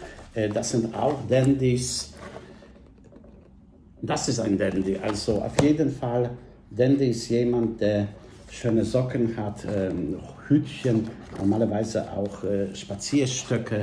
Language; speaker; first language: German; non-native, fluent; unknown